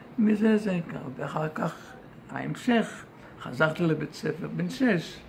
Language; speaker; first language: Hebrew; non-native, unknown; Yiddish